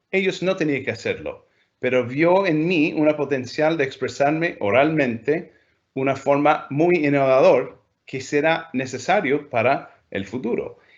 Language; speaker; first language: Spanish; non-native, fluent; English